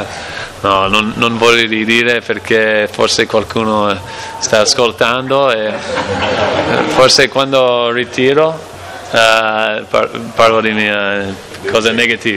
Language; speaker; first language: Italian; non-native, learner; English